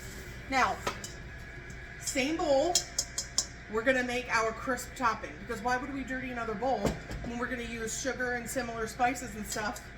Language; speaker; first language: English; native; English